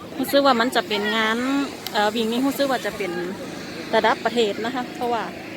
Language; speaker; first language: Thai; native; Thai